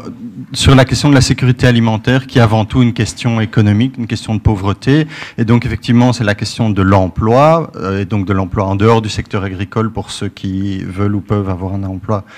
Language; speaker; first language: French; native; French